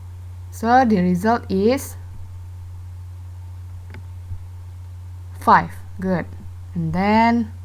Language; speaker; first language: English; non-native, learner; Indonesian